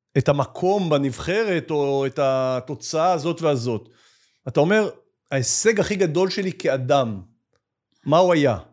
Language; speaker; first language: Hebrew; native; Hebrew